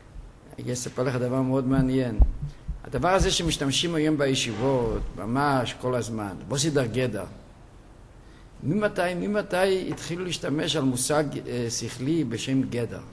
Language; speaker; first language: Hebrew; non-native, fluent; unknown